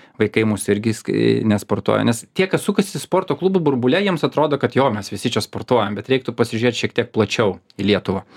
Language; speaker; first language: Lithuanian; non-native, local second language; Russian